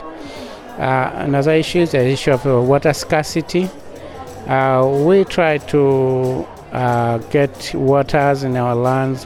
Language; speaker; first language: English; non-native, local second language; Masai